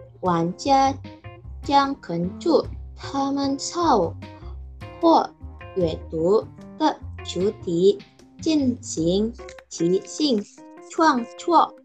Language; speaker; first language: Chinese; non-native, learner; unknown